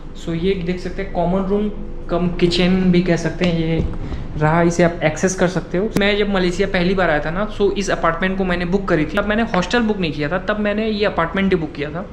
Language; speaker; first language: Hindi; native; Hindi